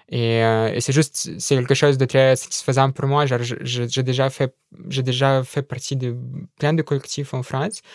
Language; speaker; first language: French; non-native, fluent; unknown